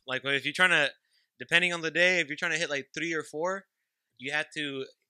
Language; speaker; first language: English; early bilingual, other home language; Spanish